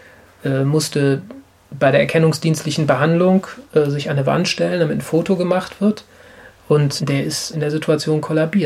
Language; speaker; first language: German; native; German